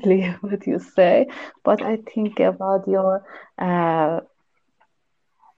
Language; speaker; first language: English; non-native, learner; Persian